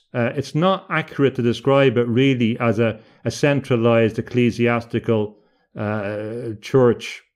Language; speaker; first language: English; native; English